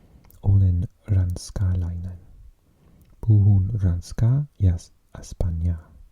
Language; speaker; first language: Finnish; non-native, learner; English